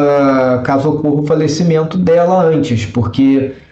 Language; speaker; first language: Portuguese; native; Portuguese